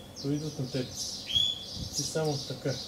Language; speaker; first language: Bulgarian; non-native, learner; Russian